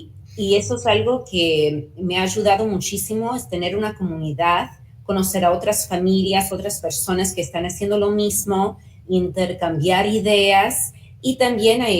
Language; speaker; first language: Spanish; early bilingual, heritage; Spanish